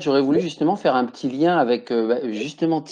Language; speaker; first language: French; native; French